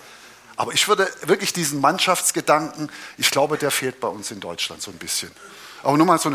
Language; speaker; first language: German; native; German